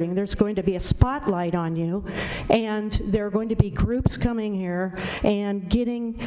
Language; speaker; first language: English; native; English